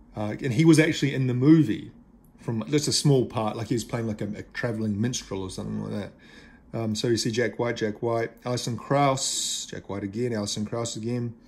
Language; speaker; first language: English; native; English